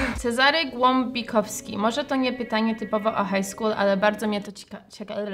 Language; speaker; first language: Polish; early bilingual, heritage; Polish